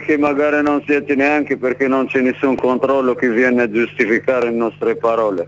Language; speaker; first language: Italian; non-native, learner; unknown